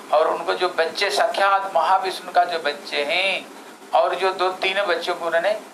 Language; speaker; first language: Hindi; non-native, local second language; Odia